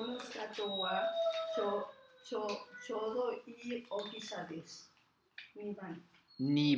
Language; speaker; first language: Japanese; non-native, learner; Spanish